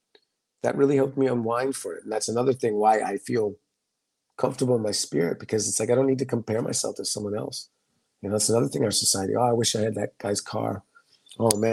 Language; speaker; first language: English; native; English